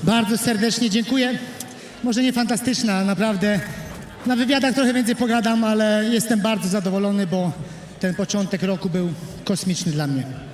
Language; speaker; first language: Polish; native; Polish